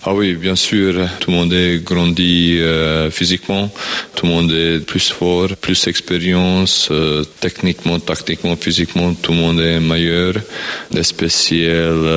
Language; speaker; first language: French; non-native, learner; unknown